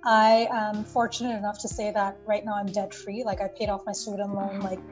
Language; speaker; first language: English; non-native, local second language; Bangla